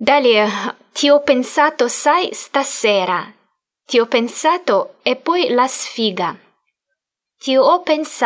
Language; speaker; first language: Italian; non-native, fluent; Russian